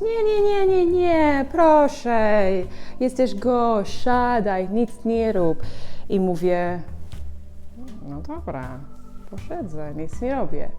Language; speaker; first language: Polish; non-native, learner; English